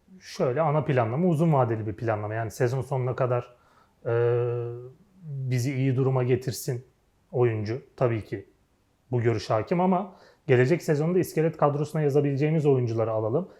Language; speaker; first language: Turkish; native; Turkish